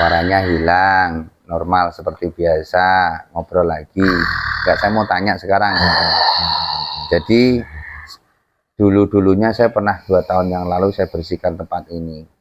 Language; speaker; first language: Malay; non-native, local second language; Javanese